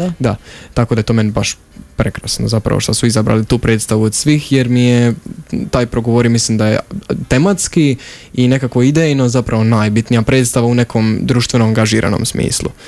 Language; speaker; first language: Croatian; native; Croatian